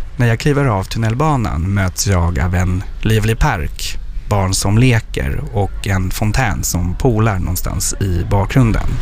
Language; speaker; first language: Swedish; non-native, fluent; French